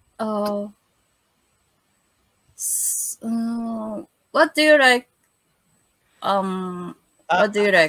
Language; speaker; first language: English; non-native, learner; Japanese